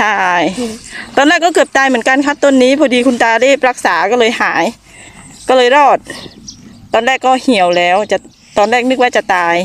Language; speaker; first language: Thai; native; Thai